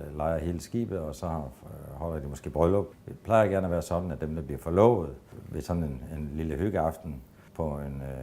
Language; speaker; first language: Danish; native; Danish